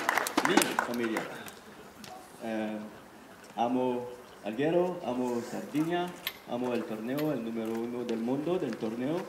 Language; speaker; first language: Italian; non-native, learner; French